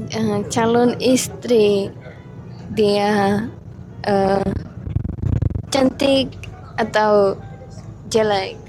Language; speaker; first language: Indonesian; non-native, learner; Czech